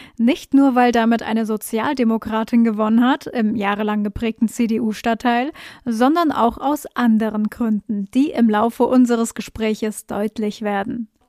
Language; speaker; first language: German; native; German